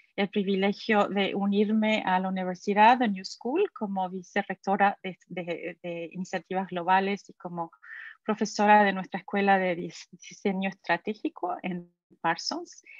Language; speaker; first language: Spanish; native; Spanish